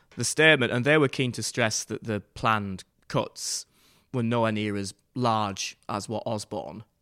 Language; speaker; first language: English; native; English